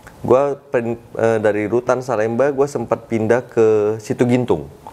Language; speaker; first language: Indonesian; native; Indonesian